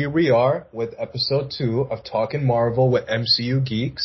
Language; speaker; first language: English; native; English